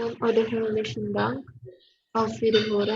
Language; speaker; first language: German; non-native, learner; Indonesian